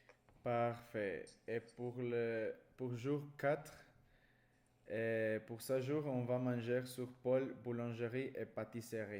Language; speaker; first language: French; non-native, learner; Spanish